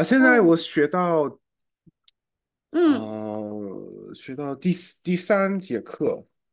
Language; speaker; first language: Chinese; non-native, fluent; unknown